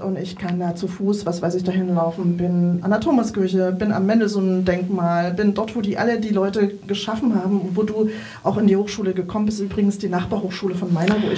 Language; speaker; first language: German; native; German